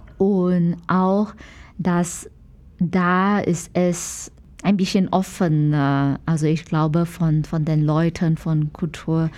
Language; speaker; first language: German; non-native, fluent; Chinese